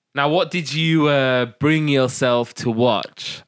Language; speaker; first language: English; non-native, local second language; Somali